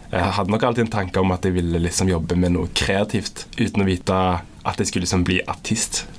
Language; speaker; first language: Norwegian; native; Norwegian